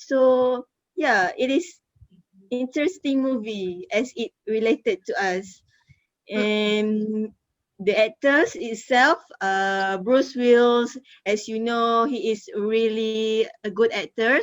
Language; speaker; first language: English; non-native, learner; Malay